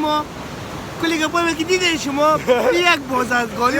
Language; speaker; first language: Persian; native; Persian